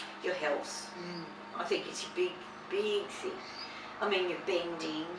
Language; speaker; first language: English; native; English